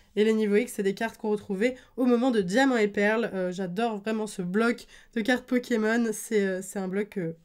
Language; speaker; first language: French; native; French